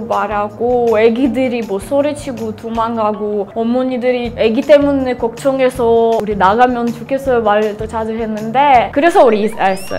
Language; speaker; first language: Korean; non-native, fluent; Russian